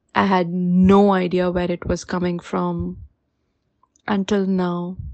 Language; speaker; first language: English; non-native, local second language; Hindi